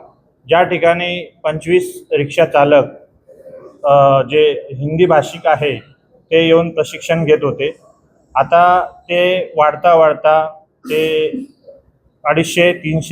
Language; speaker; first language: Marathi; native; Marathi